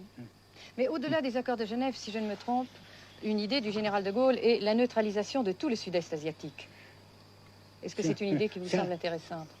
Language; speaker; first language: French; native; French